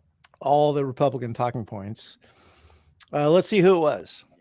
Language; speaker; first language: English; native; English